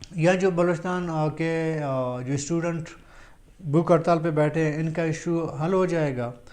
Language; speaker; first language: Urdu; non-native, local second language; Baluchi